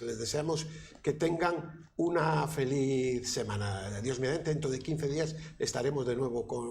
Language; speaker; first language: Spanish; native; Spanish